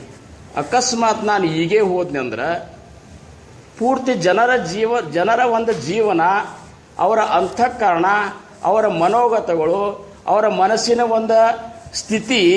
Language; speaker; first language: Kannada; native; Kannada